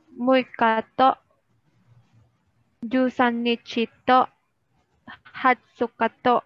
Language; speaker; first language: Japanese; non-native, learner; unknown